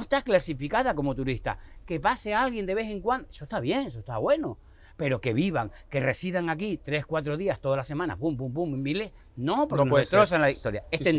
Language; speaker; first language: Spanish; native; Spanish